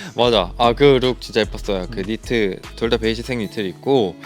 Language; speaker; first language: Korean; native; Korean